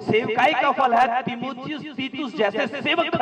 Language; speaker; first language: Hindi; native; Hindi